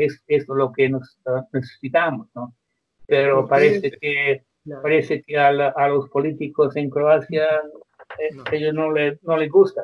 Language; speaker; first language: Spanish; non-native, fluent; Croatian